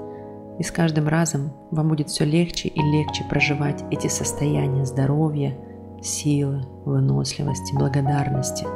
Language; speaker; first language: Russian; native; Russian